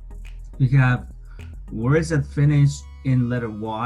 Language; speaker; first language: English; non-native, fluent; Spanish